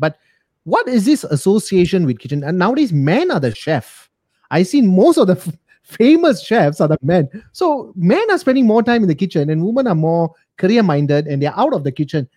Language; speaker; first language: English; non-native, local second language; Tamil